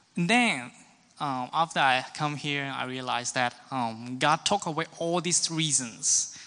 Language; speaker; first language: English; non-native, local second language; Cantonese